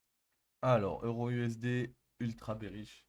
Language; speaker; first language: French; native; French